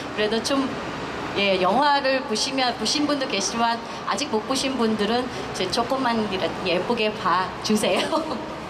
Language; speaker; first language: Korean; non-native, fluent; Filipino